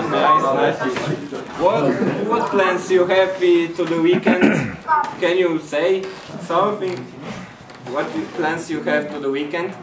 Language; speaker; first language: English; non-native, learner; Polish